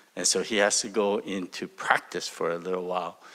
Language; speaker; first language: English; early bilingual, other home language; Japanese